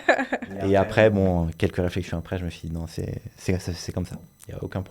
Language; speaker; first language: French; native; French